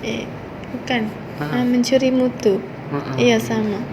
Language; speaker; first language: Indonesian; non-native, learner; Malay